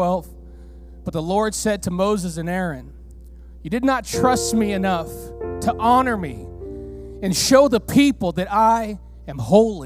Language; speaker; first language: English; early bilingual, other home language; Spanish